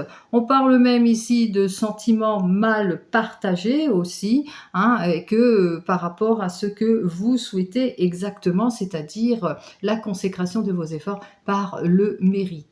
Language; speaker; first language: French; native; French